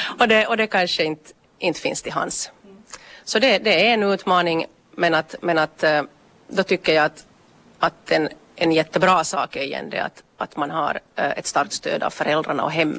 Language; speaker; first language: Swedish; native; Swedish